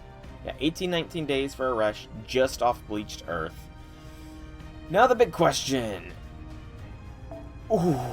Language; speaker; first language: English; native; English